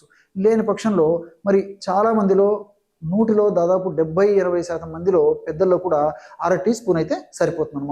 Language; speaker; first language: Telugu; native; Telugu